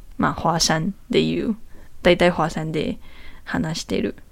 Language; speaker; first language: Japanese; non-native, learner; Chinese